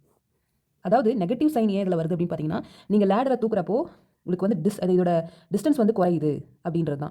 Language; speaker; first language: Tamil; native; Tamil